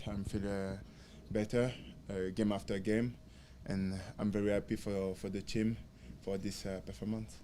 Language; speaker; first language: English; non-native, learner; French